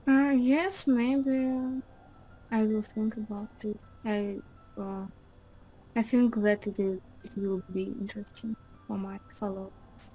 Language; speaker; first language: English; non-native, learner; Russian